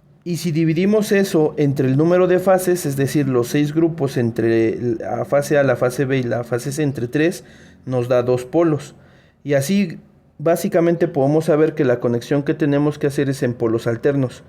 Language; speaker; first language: Spanish; native; Spanish